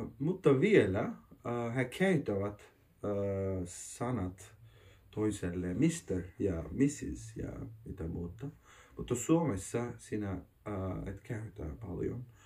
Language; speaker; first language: Finnish; non-native, learner; Turkish